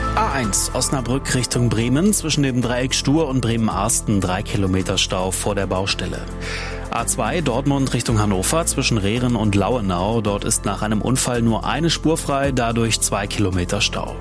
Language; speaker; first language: German; native; German